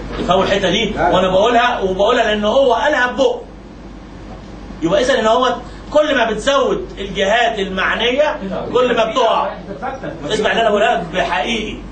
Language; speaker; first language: Egyptian Arabic; non-native, local second language; Arabic